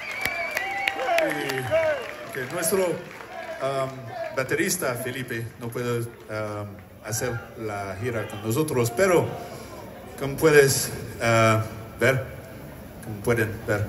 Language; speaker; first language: Spanish; non-native, learner; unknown